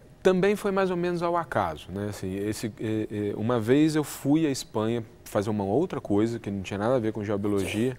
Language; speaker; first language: Portuguese; native; Portuguese